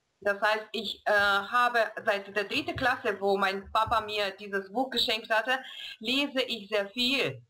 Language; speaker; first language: German; non-native, fluent; Russian